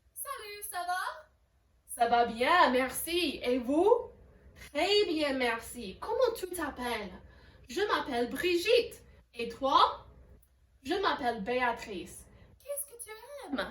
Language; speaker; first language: French; non-native, fluent; English